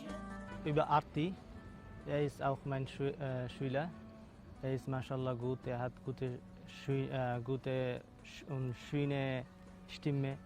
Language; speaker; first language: German; non-native, learner; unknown